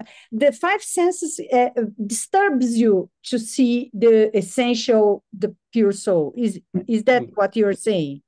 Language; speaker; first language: English; non-native, learner; Portuguese